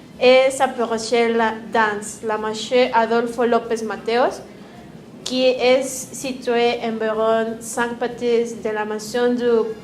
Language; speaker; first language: French; non-native, learner; Spanish